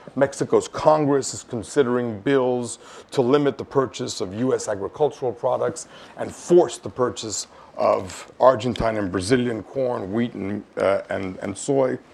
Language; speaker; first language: English; native; English